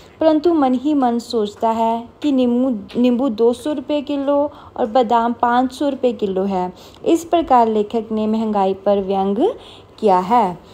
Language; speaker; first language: Hindi; non-native, local second language; Punjabi